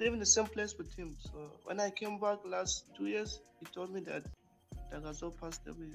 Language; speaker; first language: English; non-native, local second language; Hausa